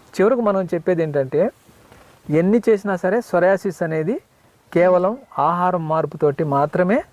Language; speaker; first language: Telugu; non-native, local second language; Koya